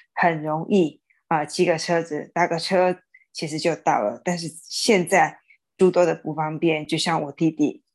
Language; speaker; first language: Chinese; native; Chinese